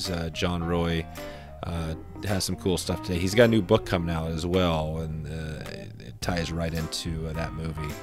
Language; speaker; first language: English; native; English